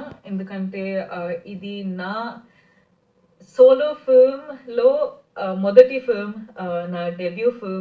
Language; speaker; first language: Telugu; non-native, fluent; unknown